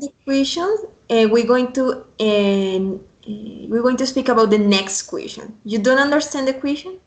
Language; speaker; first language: English; non-native, fluent; Spanish